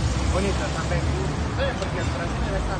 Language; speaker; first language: Portuguese; non-native, learner; French